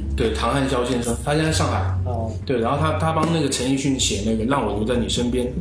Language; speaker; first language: Chinese; native; Chinese